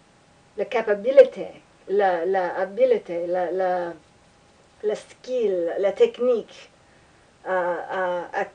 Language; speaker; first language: French; non-native, learner; English